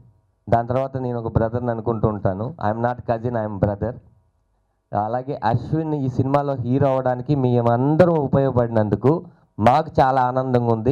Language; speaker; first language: Telugu; native; Telugu